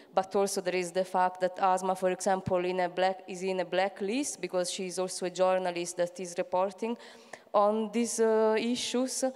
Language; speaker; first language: English; non-native, fluent; Italian